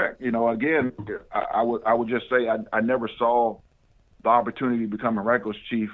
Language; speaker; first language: English; native; English